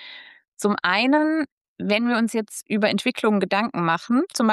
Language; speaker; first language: German; native; German